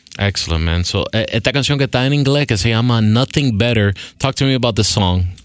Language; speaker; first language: Spanish; early bilingual, other home language; English